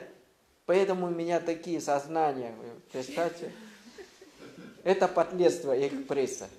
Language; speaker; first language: Russian; non-native, fluent; Thai